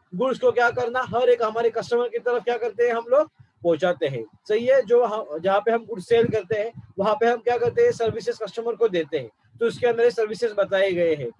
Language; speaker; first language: Hindi; non-native, local second language; Marathi